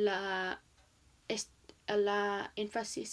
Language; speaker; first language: Spanish; non-native, learner; English